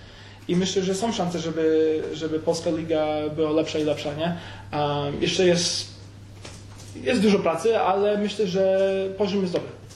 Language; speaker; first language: Polish; early bilingual, heritage; Polish